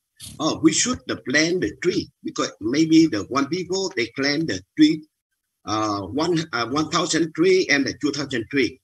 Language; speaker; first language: English; non-native, learner; Vietnamese